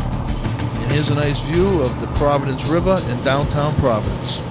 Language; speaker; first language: English; native; English